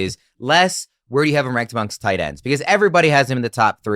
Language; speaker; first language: English; native; English